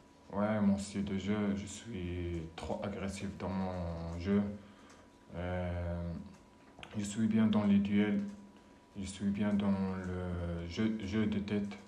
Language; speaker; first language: French; non-native, learner; Arabic